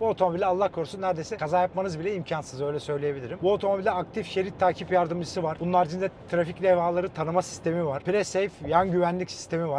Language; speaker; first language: Turkish; native; Turkish